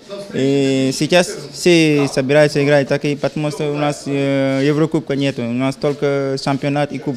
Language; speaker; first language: Russian; non-native, fluent; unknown